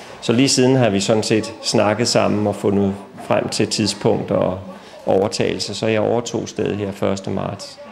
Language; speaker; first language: Danish; native; Danish